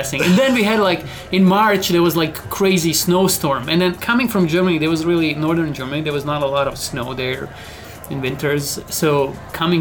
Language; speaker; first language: English; non-native, fluent; Bosnian